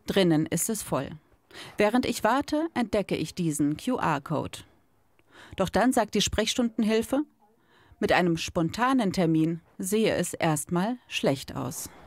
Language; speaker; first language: German; native; German